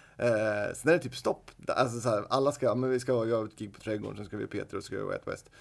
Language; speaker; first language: Swedish; native; Swedish